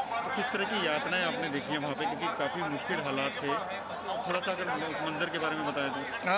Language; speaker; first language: Hindi; native; Hindi